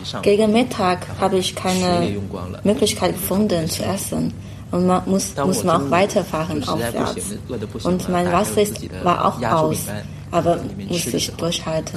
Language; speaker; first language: German; non-native, fluent; Chinese